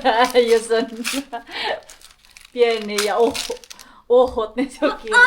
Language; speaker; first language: Finnish; non-native, learner; Filipino